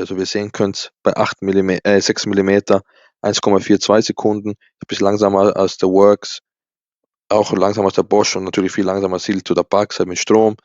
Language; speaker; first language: German; native; German